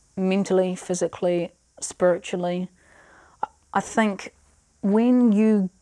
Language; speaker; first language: English; native; English